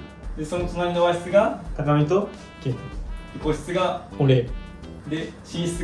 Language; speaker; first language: Japanese; native; Japanese